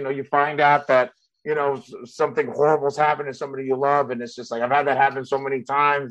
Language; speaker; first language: English; early bilingual, other home language; Spanish